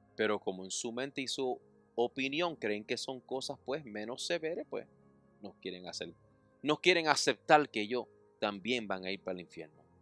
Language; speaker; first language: Spanish; early bilingual, heritage; Spanish